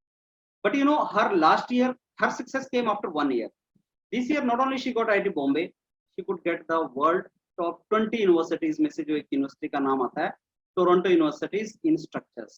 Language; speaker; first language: English; non-native, local second language; Hindi